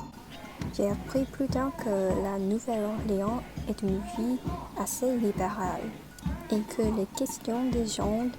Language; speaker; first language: French; non-native, learner; English